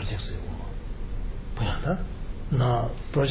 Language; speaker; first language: Russian; non-native, learner; Tibetan